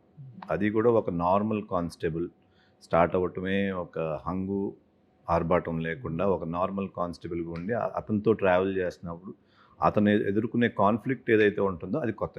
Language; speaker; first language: Telugu; native; Telugu